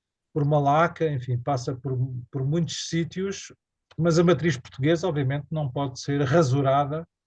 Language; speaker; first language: Portuguese; native; Portuguese